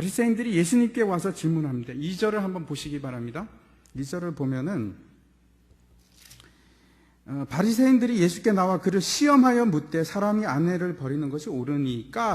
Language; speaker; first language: Korean; native; Korean